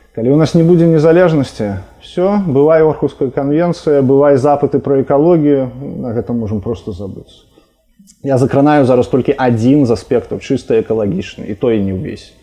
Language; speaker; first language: Belarusian; non-native, local second language; Russian